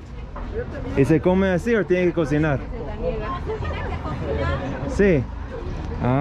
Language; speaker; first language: Spanish; non-native, learner; English